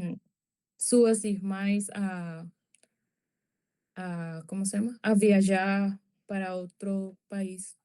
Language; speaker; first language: Portuguese; non-native, learner; Spanish